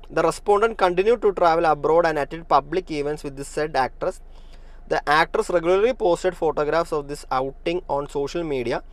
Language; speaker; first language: English; non-native, local second language; Malayalam